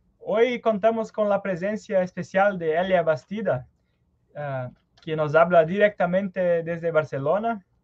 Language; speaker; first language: Spanish; non-native, learner; Portuguese